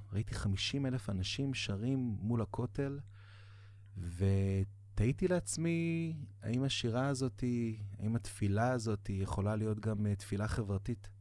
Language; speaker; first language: Hebrew; native; Hebrew